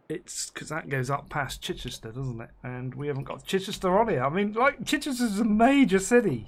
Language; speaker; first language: English; native; English